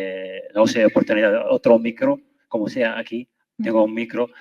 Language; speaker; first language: Spanish; non-native, fluent; Arabic